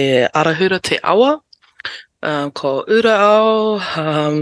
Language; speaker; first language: English; native; English